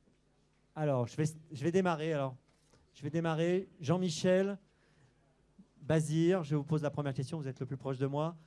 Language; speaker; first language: French; native; French